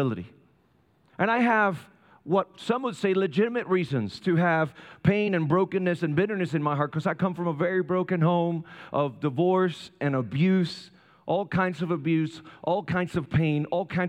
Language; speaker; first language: English; non-native, fluent; Spanish